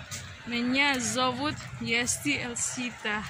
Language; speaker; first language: Russian; non-native, learner; Indonesian